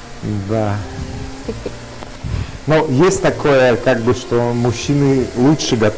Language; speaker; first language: Russian; native; Russian